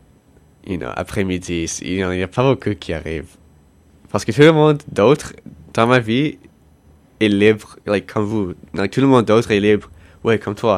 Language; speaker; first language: French; non-native, local second language; English